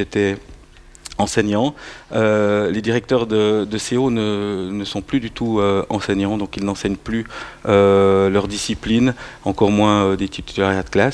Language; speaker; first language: French; native; French